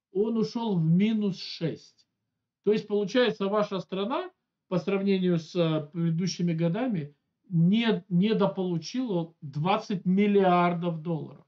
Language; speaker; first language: Russian; native; Russian